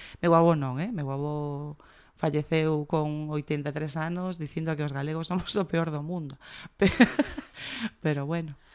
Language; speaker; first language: Galician; non-native, local second language; Spanish